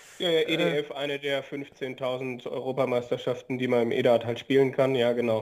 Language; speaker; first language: German; native; German